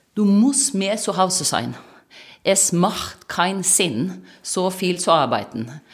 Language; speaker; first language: German; non-native, fluent; Norwegian